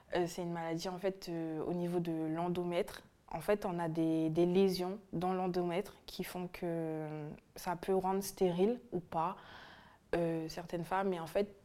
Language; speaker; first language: French; native; French